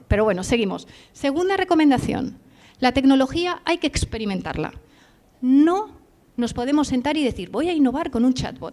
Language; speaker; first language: Spanish; native; Spanish